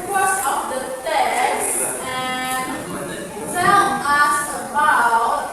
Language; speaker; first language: English; non-native, fluent; Indonesian